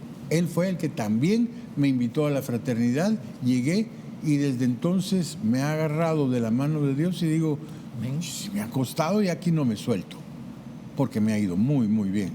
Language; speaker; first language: Spanish; native; Spanish